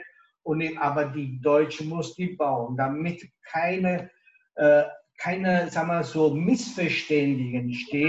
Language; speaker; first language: German; non-native, local second language; Italian